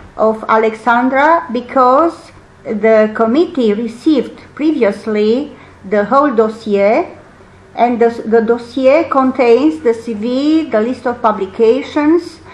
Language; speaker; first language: English; non-native, fluent; Romanian